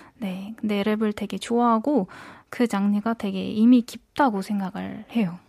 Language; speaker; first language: Korean; non-native, fluent; Uzbek